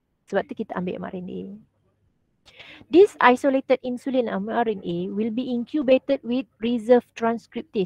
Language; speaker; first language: English; non-native, local second language; Malay